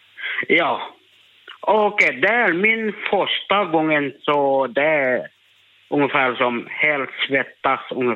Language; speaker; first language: Swedish; non-native, learner; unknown